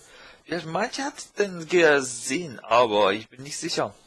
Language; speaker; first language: German; non-native, fluent; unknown